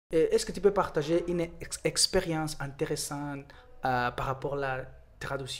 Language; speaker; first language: French; non-native, fluent; Portuguese